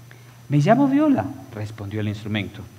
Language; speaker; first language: Spanish; native; Spanish